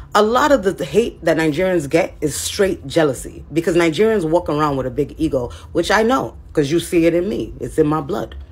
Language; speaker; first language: English; native; English